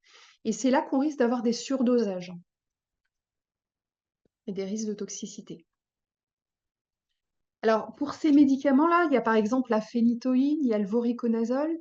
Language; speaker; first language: French; native; French